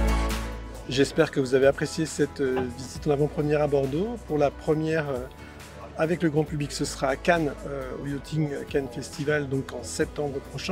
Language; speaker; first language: French; native; French